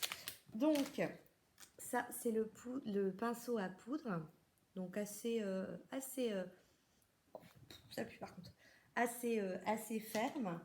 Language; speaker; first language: French; native; French